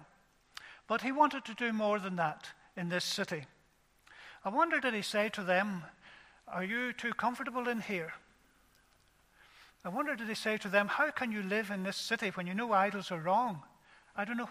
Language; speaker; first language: English; native; English